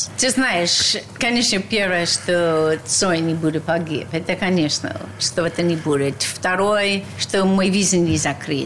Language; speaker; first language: Russian; non-native, learner; English